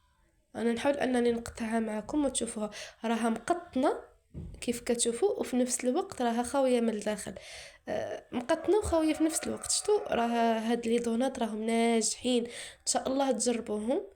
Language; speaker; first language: Arabic; native; Arabic